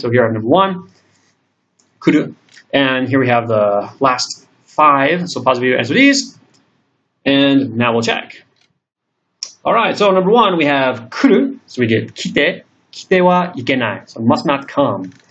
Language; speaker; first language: English; native; English